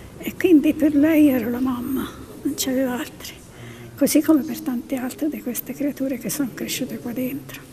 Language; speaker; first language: Italian; native; Italian